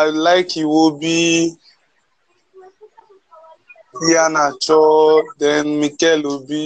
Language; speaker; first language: English; non-native, local second language; Igbo